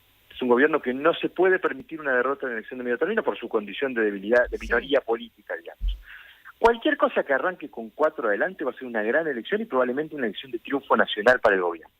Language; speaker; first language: Spanish; native; Spanish